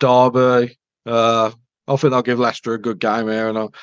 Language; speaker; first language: English; native; English